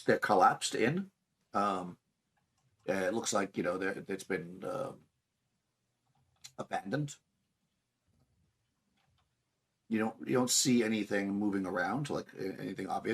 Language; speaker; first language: English; native; English